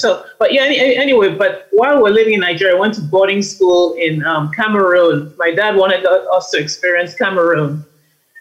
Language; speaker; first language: English; native; English